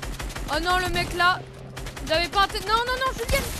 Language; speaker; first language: French; native; French